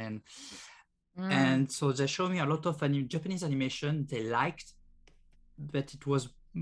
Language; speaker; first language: English; non-native, learner; French